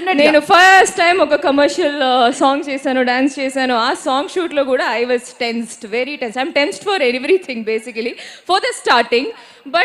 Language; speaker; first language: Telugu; non-native, learner; Malayalam